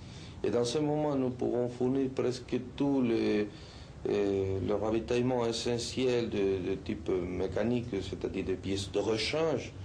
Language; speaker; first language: French; non-native, learner; Spanish